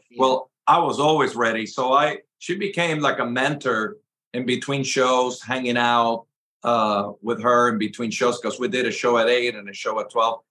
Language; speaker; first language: English; early bilingual, other home language; Spanish